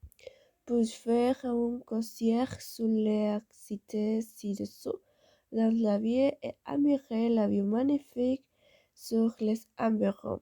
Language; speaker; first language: French; non-native, learner; Spanish